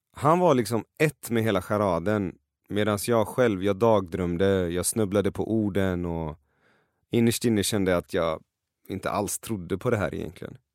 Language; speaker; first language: Swedish; early bilingual, other home language; Persian